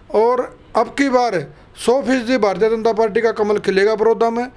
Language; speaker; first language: Hindi; native; Hindi